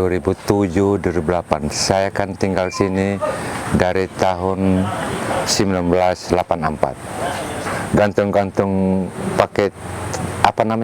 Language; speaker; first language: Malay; non-native, local second language; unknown